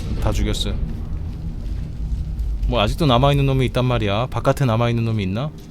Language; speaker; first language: Korean; native; Korean